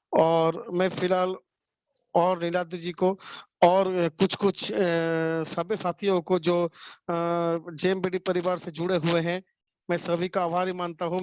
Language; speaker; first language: Hindi; non-native, local second language; Bangla